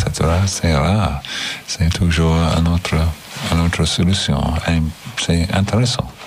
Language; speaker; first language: French; non-native, learner; English